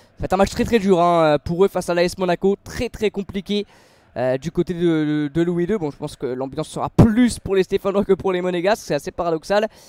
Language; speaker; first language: French; native; French